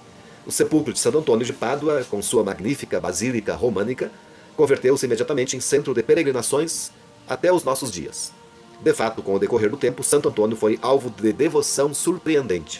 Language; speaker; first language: Portuguese; native; Portuguese